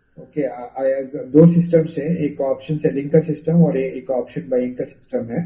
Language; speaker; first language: Hindi; non-native, local second language; Kannada